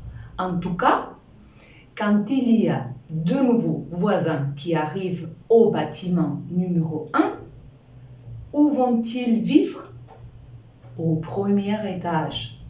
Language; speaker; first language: French; non-native, fluent; Spanish